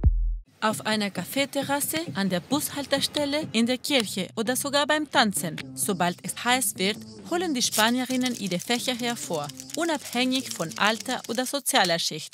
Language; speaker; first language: German; non-native, fluent; Spanish